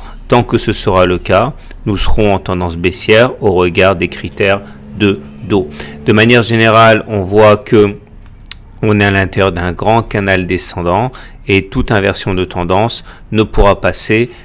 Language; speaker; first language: French; native; French